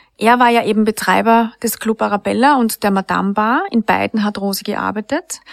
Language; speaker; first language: German; native; German